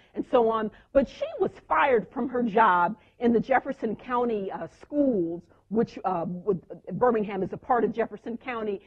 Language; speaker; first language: English; native; English